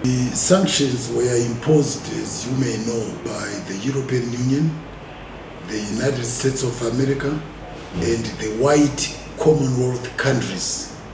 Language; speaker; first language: English; non-native, local second language; Shona